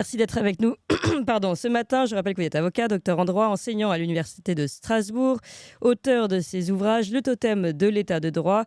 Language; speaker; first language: French; native; French